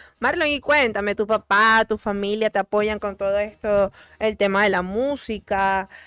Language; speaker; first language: Spanish; native; Spanish